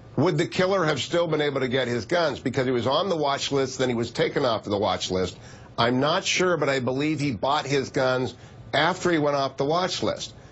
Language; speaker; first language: English; native; English